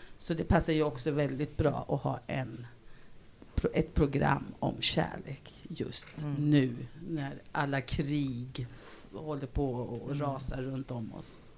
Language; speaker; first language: Swedish; early bilingual, other home language; Spanish